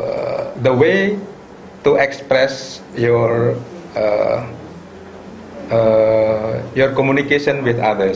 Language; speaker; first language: English; non-native, fluent; Indonesian